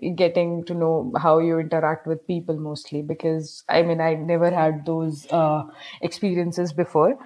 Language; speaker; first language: English; non-native, local second language; Hindi